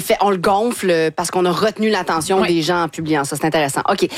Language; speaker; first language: French; native; French